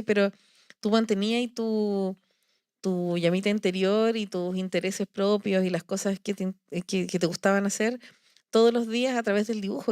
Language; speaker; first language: Spanish; native; Spanish